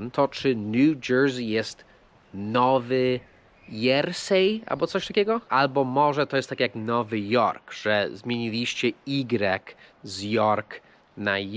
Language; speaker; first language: Polish; non-native, fluent; English